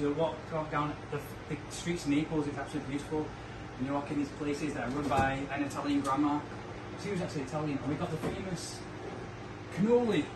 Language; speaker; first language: English; native; English